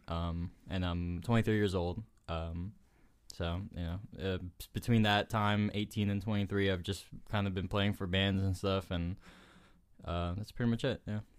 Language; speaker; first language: English; early bilingual, other home language; Spanish